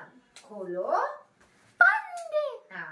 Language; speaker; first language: Hindi; non-native, local second language; Tamil